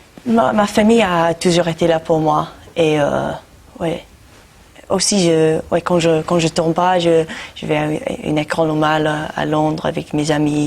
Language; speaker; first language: French; non-native, fluent; English